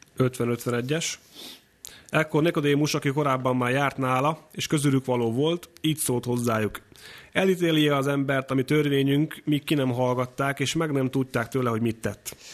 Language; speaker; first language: Hungarian; native; Hungarian